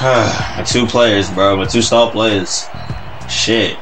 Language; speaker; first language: English; native; English